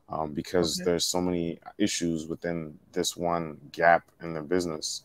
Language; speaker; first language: English; native; English